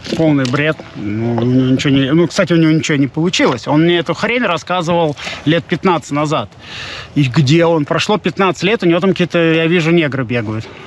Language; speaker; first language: Russian; native; Russian